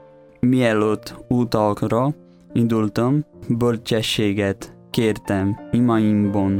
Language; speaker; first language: Hungarian; non-native, fluent; Portuguese